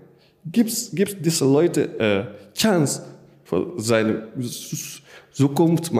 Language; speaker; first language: German; non-native, learner; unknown